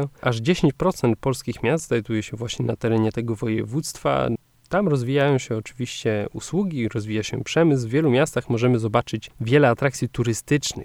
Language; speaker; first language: Polish; native; Polish